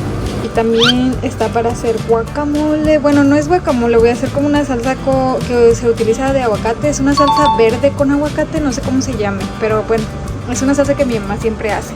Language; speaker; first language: Spanish; native; Spanish